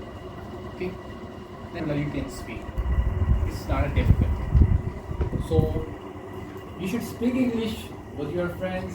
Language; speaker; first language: English; non-native, fluent; Urdu